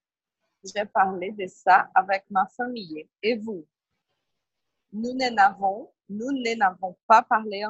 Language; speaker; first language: French; non-native, learner; Portuguese